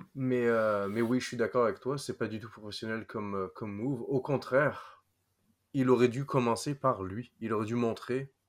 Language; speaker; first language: French; non-native, fluent; English